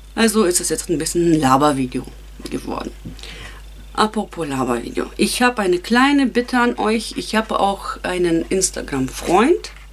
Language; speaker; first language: German; non-native, fluent; Russian